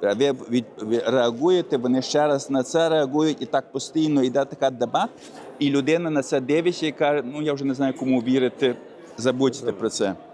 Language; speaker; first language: Ukrainian; early bilingual, heritage; Ukrainian